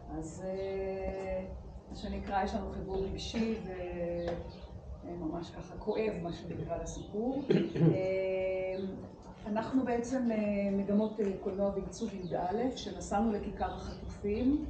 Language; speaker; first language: Hebrew; native; Hebrew